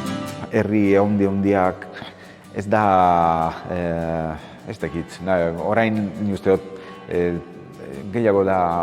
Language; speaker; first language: Basque; non-native, learner; Italian